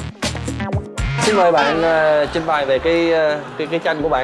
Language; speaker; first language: Vietnamese; non-native, fluent; English